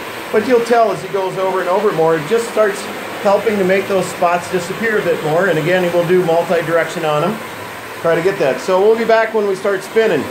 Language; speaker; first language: English; native; English